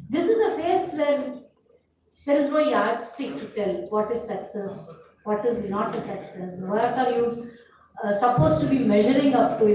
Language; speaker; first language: English; non-native, local second language; Tamil